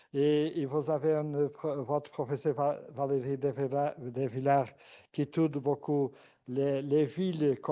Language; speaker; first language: French; non-native, fluent; Portuguese